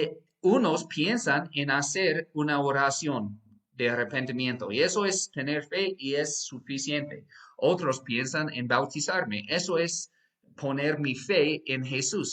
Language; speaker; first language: Spanish; non-native, fluent; English